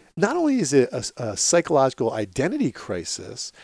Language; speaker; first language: English; native; English